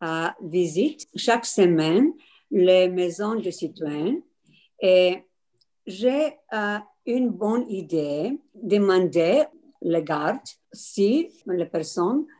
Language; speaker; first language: French; non-native, learner; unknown